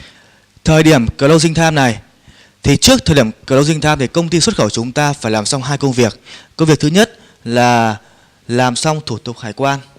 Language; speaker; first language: Vietnamese; native; Vietnamese